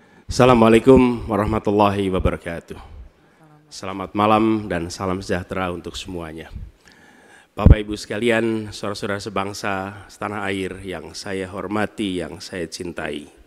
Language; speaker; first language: Indonesian; native; Indonesian